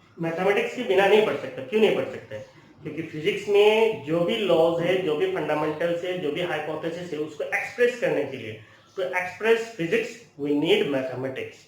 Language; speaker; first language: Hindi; non-native, local second language; Bangla